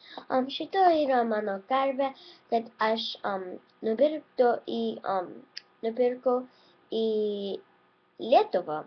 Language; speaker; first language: Lithuanian; early bilingual, heritage; Lithuanian